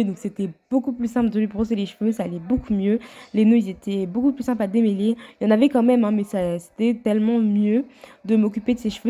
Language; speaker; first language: French; native; French